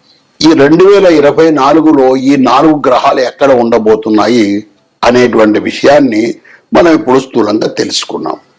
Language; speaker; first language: Telugu; native; Telugu